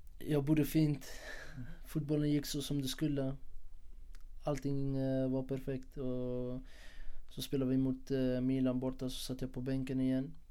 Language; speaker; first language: Swedish; non-native, fluent; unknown